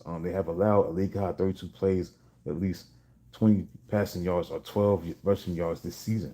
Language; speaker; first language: English; native; English